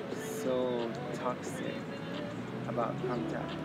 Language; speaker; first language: English; native; English